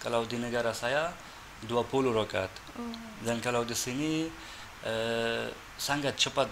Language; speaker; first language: Indonesian; non-native, fluent; Persian